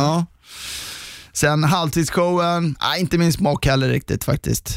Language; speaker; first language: Swedish; native; Swedish